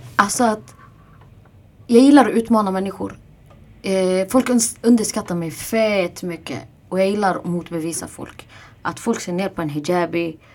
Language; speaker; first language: Swedish; non-native, fluent; Arabic